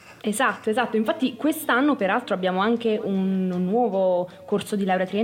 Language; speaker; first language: Italian; native; Italian